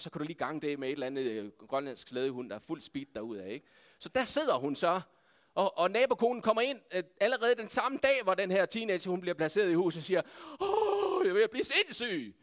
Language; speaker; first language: Danish; native; Danish